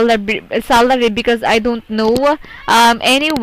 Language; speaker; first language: English; non-native, local second language; Filipino